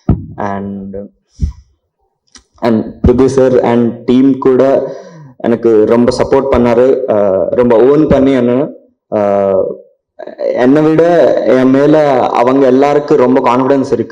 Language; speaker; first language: Tamil; non-native, learner; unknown